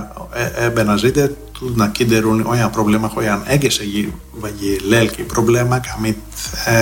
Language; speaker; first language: Hungarian; non-native, fluent; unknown